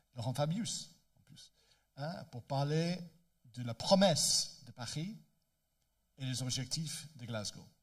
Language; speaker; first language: French; non-native, learner; English